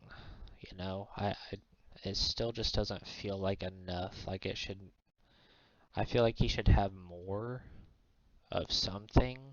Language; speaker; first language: English; native; English